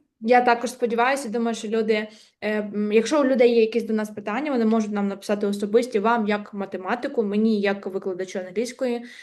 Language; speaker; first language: Ukrainian; native; Ukrainian